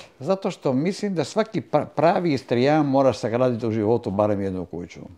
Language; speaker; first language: Croatian; non-native, local second language; Italian